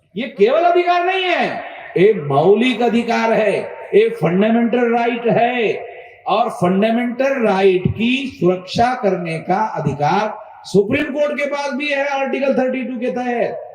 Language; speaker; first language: Hindi; non-native, local second language; Marathi